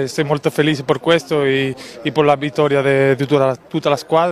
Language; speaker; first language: Italian; non-native, learner; Spanish